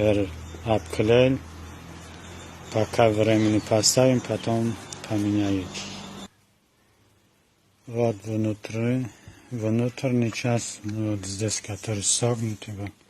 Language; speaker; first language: Russian; non-native, local second language; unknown